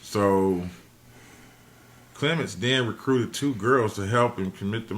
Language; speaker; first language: English; native; English